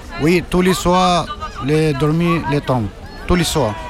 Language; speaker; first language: French; non-native, learner; Albanian